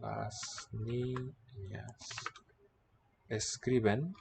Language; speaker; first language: Spanish; non-native, learner; English